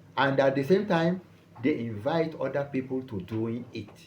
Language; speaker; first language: English; non-native, local second language; Yoruba